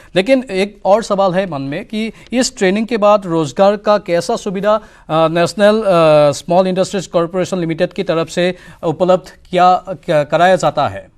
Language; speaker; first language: Hindi; non-native, local second language; Assamese